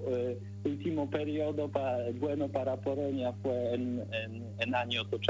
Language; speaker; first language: Spanish; non-native, learner; Polish